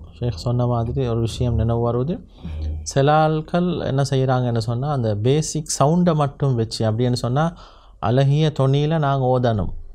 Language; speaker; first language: Tamil; native; Tamil